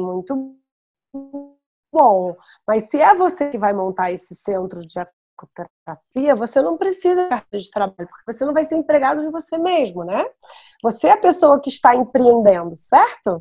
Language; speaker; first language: Portuguese; native; Portuguese